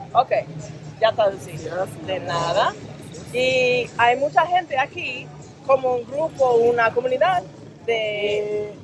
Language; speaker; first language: Spanish; non-native, learner; English